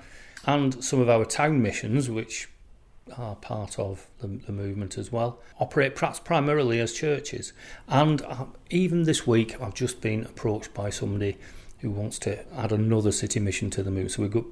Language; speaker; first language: English; native; English